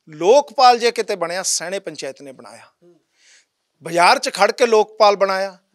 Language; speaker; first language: Punjabi; native; Punjabi